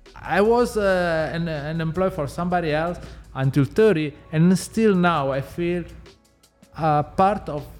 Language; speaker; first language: English; non-native, learner; Italian